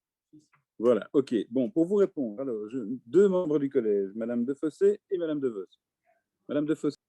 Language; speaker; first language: French; native; French